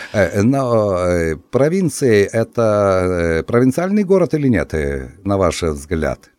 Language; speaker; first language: Russian; non-native, fluent; Lithuanian